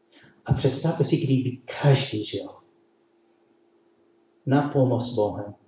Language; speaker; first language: Czech; non-native, learner; English